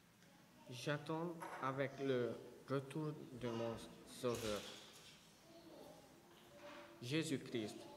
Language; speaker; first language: French; non-native, fluent; Hungarian